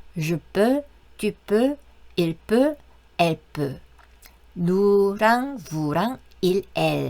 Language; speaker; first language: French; non-native, fluent; Korean